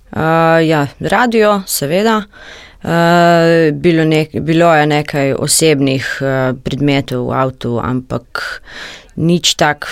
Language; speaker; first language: Slovenian; non-native, learner; Croatian